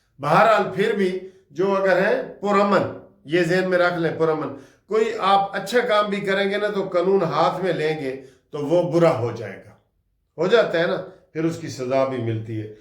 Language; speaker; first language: Urdu; non-native, local second language; Saraiki